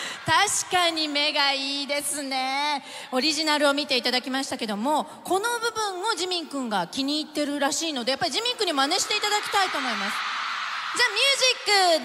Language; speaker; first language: Japanese; native; Japanese